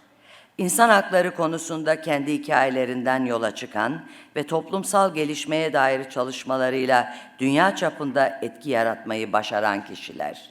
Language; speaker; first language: Turkish; native; Turkish